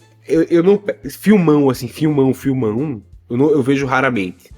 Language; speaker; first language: Portuguese; native; Portuguese